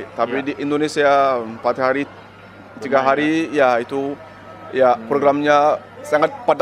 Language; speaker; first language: Indonesian; non-native, learner; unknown